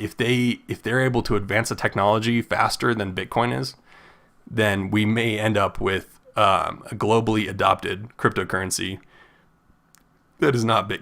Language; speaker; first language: English; native; English